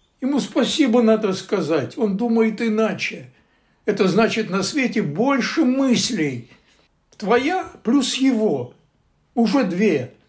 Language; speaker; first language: Russian; native; Russian